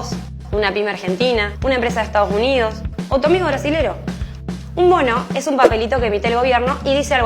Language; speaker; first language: Spanish; native; Spanish